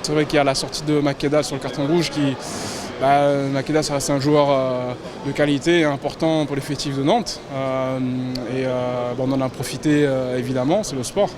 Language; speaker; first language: French; native; French